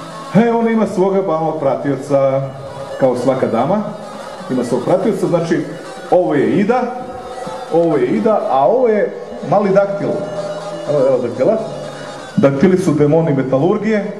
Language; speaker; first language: Serbian; native; Serbian